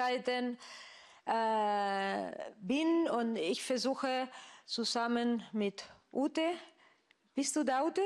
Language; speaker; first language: German; non-native, fluent; Spanish